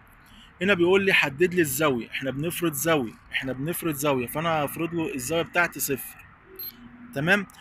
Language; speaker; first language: Arabic; native; Arabic